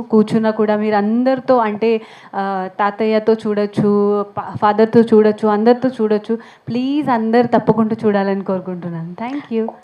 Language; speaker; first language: Telugu; non-native, learner; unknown